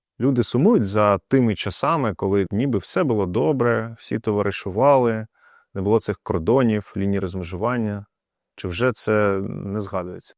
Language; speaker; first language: Ukrainian; non-native, local second language; Russian